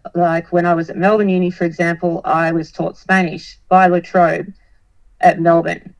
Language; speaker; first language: English; native; English